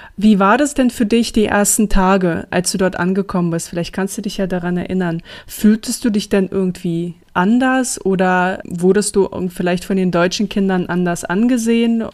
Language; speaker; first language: German; early bilingual, other home language; Russian